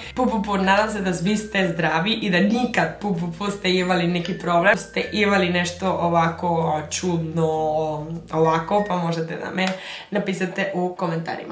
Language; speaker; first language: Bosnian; early bilingual, heritage; Spanish